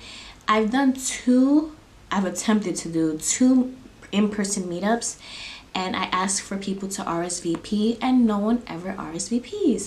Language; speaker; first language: English; native; English